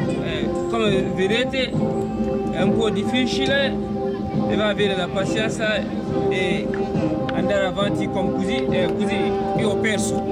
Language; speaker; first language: Italian; non-native, learner; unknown